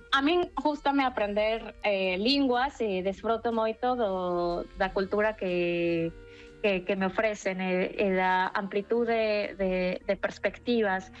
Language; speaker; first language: Galician; non-native, fluent; Spanish